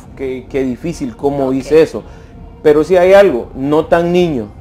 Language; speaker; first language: Spanish; native; Spanish